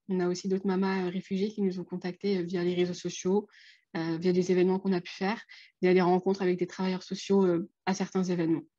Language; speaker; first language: French; native; French